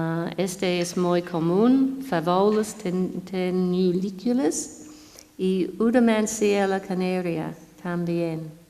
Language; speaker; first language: Spanish; non-native, fluent; English